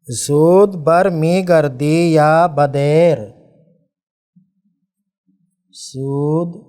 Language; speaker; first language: Persian; non-native, fluent; Urdu